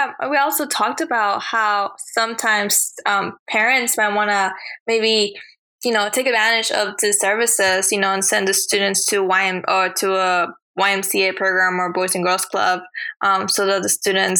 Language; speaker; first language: English; early bilingual, other home language; Spanish